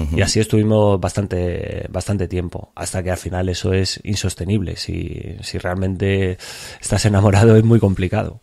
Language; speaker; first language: Spanish; native; Spanish